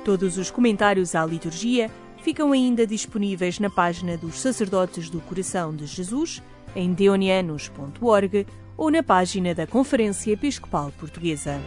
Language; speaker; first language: Portuguese; native; Portuguese